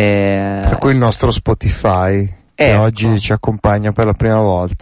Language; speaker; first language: Italian; native; Italian